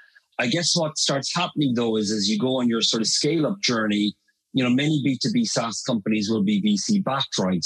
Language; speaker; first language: English; native; English